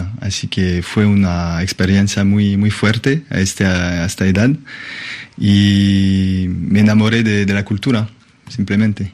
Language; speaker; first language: Spanish; non-native, fluent; French